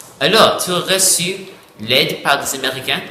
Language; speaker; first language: French; non-native, learner; English